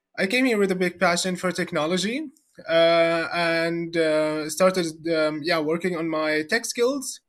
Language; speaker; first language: English; non-native, fluent; Arabic